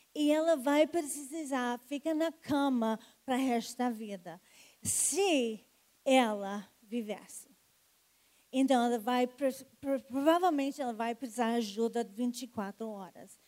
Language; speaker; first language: Portuguese; non-native, fluent; English